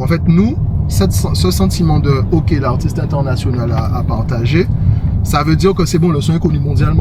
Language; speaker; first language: French; native; French